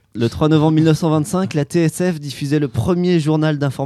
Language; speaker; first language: French; native; French